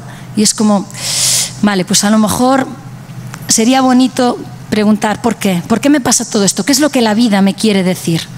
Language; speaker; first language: Spanish; native; Spanish